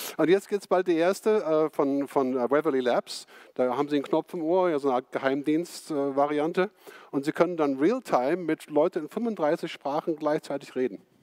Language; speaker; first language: German; native; German